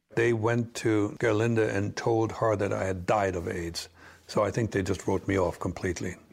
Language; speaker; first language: English; non-native, fluent; German